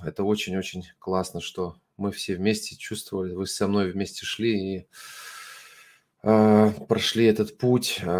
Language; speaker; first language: Russian; non-native, fluent; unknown